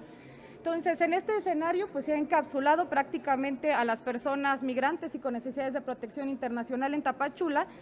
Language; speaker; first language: Spanish; native; Spanish